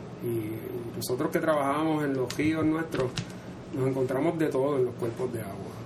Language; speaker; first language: Spanish; native; Spanish